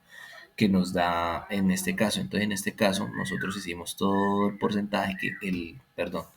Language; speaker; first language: Spanish; native; Spanish